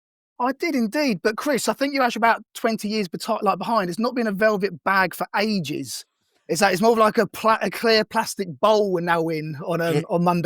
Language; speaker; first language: English; native; English